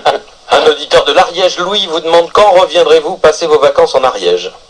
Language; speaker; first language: French; native; French